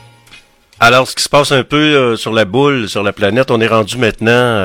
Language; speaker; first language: French; native; French